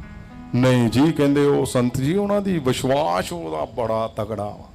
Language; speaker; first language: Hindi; non-native, local second language; Punjabi